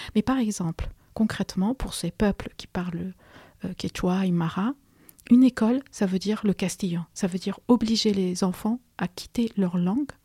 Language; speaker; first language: French; non-native, fluent; Spanish